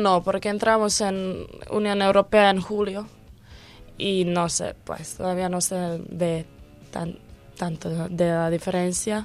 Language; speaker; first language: Spanish; non-native, learner; Croatian